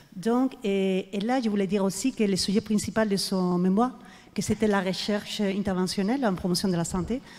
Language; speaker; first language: French; non-native, fluent; Spanish